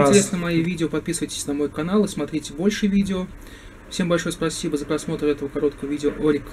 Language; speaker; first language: Russian; native; Russian